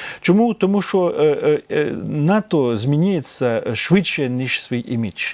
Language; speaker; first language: Ukrainian; non-native, fluent; French